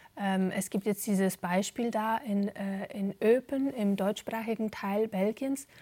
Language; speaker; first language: German; native; German